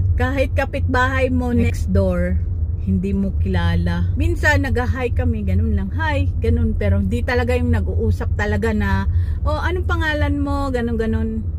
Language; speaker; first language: Filipino; non-native, local second language; Cebuano